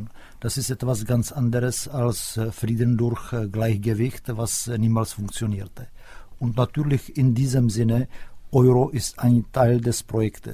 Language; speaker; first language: German; non-native, fluent; Czech